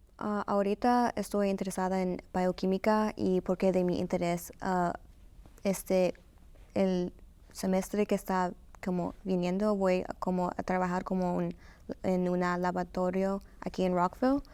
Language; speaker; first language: Spanish; early bilingual, heritage; Spanish